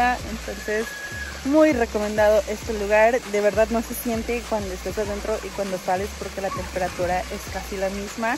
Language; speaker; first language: Spanish; native; Spanish